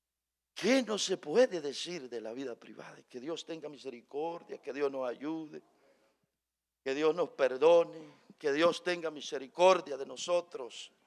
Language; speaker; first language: Spanish; native; Spanish